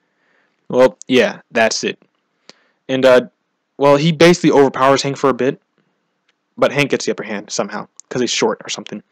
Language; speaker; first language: English; native; English